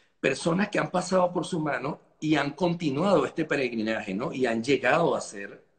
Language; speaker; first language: Spanish; native; Spanish